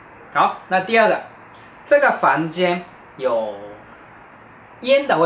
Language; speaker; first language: Chinese; non-native, fluent; Japanese